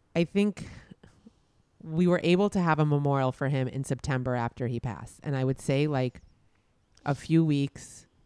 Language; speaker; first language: English; native; English